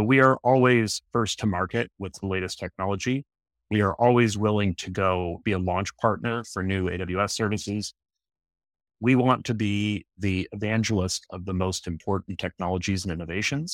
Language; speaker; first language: English; native; English